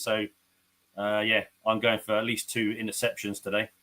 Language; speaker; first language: English; native; English